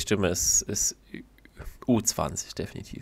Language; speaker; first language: German; native; German